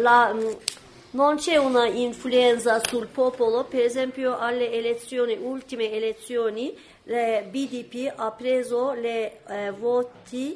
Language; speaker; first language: Italian; non-native, learner; Kurdish